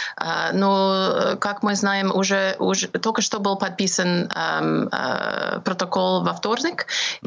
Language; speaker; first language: Russian; non-native, fluent; English